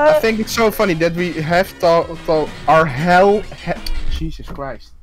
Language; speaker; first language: English; non-native, fluent; Dutch